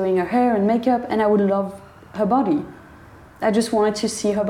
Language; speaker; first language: English; non-native, fluent; French